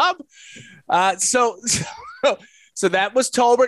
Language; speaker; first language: English; native; English